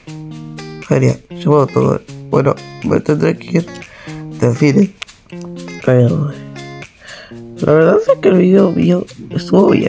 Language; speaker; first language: Spanish; native; Spanish